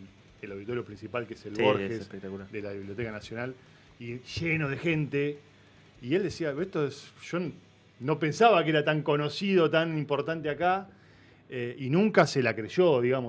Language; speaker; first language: Spanish; native; Spanish